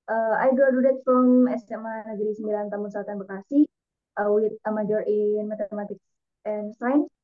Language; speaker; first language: English; non-native, learner; Indonesian